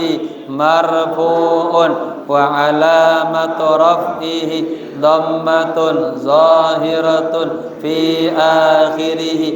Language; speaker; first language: Arabic; non-native, fluent; Indonesian